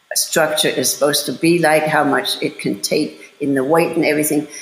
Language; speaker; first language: English; non-native, fluent; German